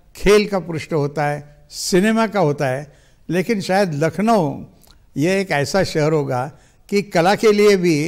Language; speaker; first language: Hindi; non-native, local second language; Marathi